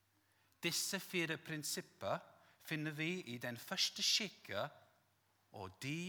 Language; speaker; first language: Norwegian; non-native, fluent; English